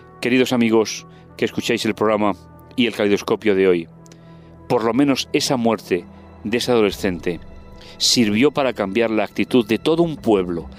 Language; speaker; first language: Spanish; native; Spanish